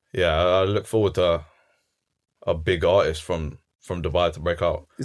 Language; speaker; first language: English; early bilingual, other home language; Arabic